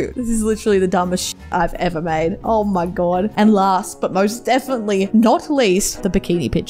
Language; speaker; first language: English; native; English